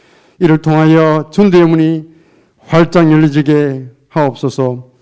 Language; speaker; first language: Korean; native; Korean